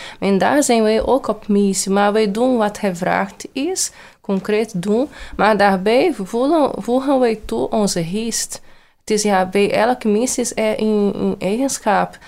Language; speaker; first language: Dutch; non-native, fluent; Portuguese